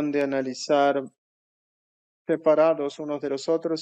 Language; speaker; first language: Spanish; non-native, fluent; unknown